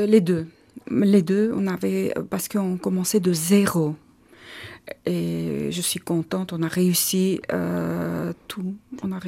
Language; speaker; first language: French; non-native, learner; Armenian